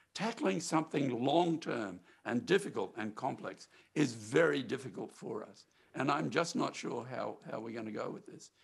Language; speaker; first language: English; native; English